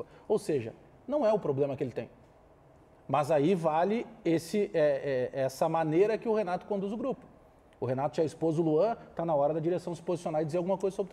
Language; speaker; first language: Portuguese; native; Portuguese